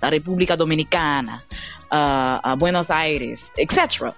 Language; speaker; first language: Spanish; non-native, learner; English